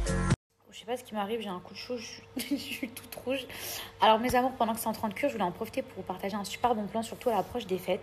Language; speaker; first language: French; native; French